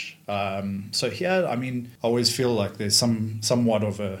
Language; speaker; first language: English; native; English